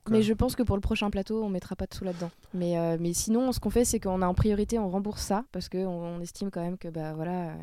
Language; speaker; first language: French; native; French